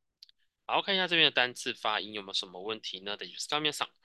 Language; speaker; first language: Chinese; native; Chinese